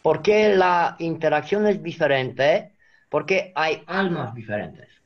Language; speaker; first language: Spanish; non-native, fluent; Romanian